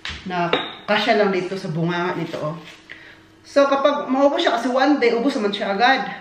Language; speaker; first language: Filipino; native; Filipino